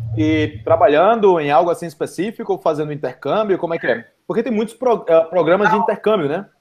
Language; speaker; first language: Portuguese; native; Portuguese